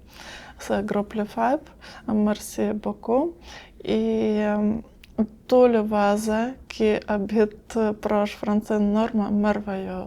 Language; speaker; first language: French; non-native, learner; Ukrainian